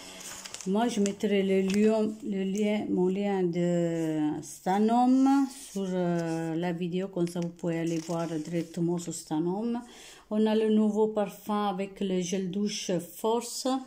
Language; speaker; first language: French; non-native, fluent; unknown